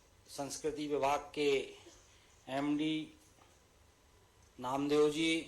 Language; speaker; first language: Hindi; native; Hindi